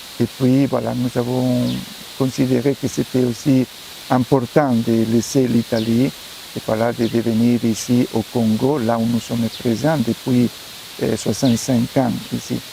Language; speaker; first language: French; non-native, fluent; Spanish